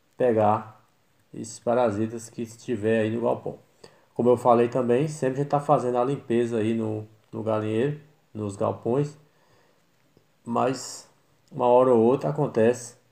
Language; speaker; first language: Portuguese; native; Portuguese